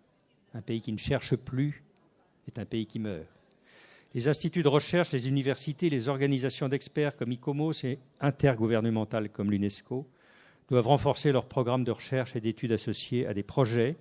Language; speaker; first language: French; native; French